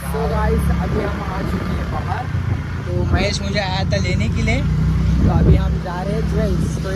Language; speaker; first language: Hindi; non-native, local second language; Marathi